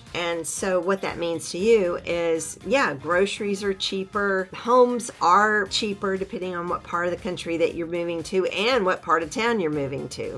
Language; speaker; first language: English; native; English